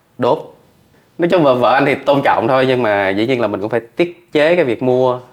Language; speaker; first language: Vietnamese; native; Vietnamese